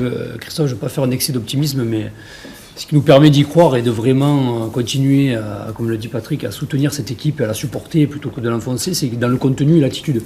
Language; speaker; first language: French; native; French